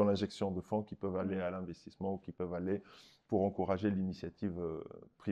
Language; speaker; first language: French; non-native, local second language; Arabic